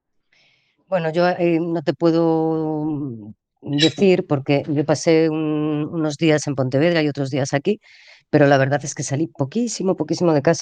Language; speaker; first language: Spanish; native; Spanish